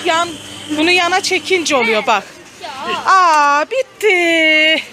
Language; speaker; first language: Turkish; native; Turkish